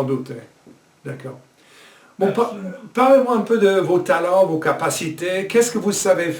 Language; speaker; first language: French; non-native, fluent; English